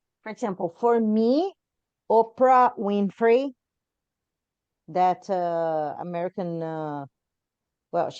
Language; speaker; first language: English; non-native, fluent; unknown